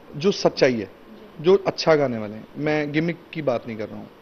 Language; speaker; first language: Hindi; native; Hindi